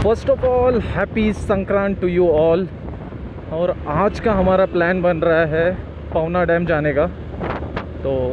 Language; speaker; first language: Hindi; non-native, local second language; Marathi